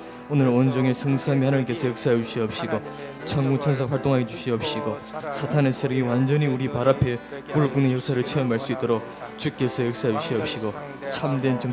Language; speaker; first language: Korean; native; Korean